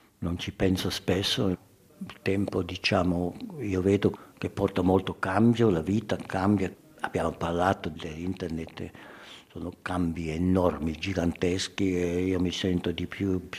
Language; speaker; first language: Italian; early bilingual, heritage; German